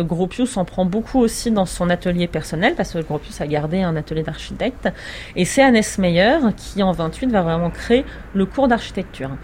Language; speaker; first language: French; native; French